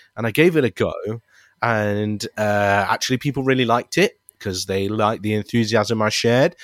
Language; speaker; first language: English; native; English